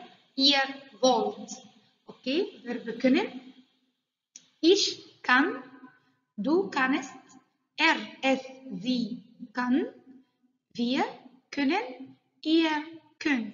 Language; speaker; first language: German; non-native, learner; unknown